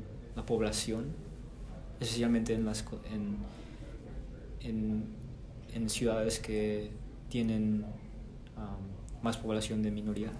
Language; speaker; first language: Spanish; early bilingual, heritage; Spanish